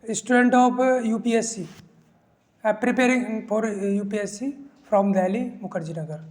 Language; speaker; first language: English; non-native, local second language; Hindi